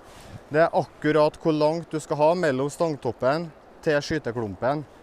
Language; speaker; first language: Norwegian; native; Norwegian